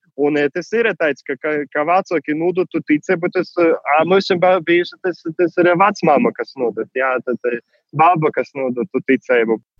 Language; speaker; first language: Latvian; non-native, fluent; Russian